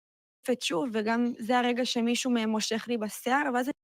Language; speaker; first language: Hebrew; native; Hebrew